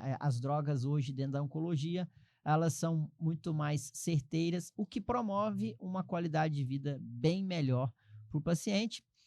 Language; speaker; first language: Portuguese; native; Portuguese